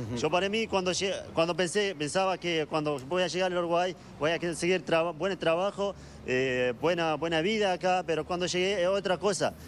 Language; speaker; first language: Spanish; non-native, learner; Arabic